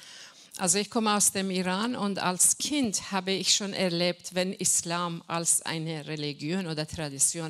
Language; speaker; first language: German; non-native, learner; Persian